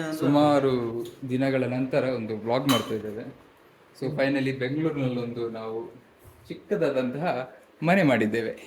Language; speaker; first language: Kannada; non-native, local second language; Tulu